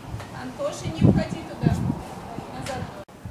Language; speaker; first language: Russian; early bilingual, heritage; Russian